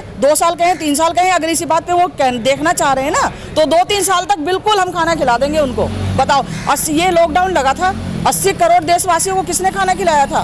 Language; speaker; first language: Hindi; native; Hindi